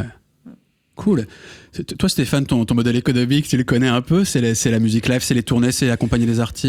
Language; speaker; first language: French; native; French